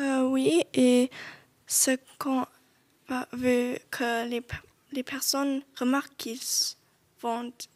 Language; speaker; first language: French; non-native, local second language; Luxembourgish